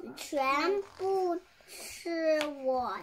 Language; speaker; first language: Chinese; early bilingual, heritage; Chinese